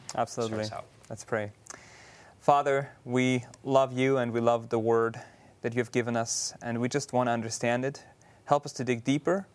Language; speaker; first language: English; non-native, fluent; German